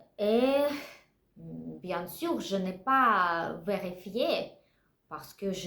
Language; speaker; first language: French; non-native, learner; Russian